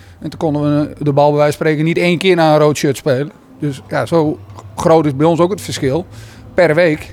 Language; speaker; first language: Dutch; native; Dutch